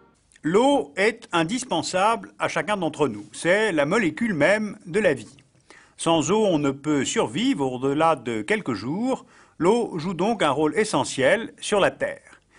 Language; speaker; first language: French; native; French